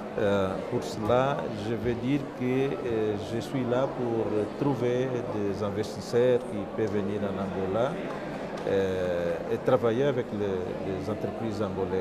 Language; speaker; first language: French; non-native, fluent; Portuguese